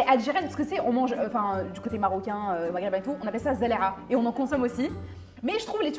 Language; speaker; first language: French; native; French